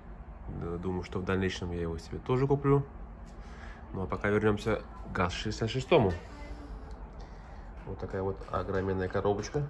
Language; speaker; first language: Russian; native; Russian